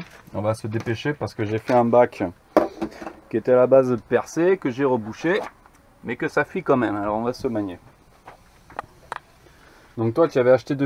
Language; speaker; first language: French; native; French